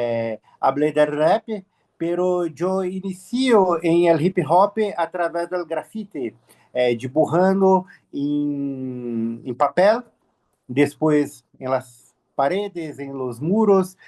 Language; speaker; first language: Spanish; non-native, learner; Portuguese